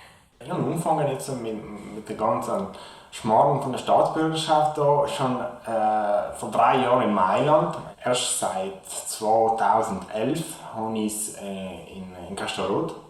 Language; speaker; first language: German; non-native, learner; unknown